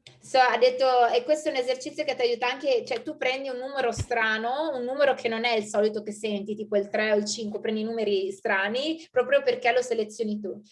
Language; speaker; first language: Italian; native; Italian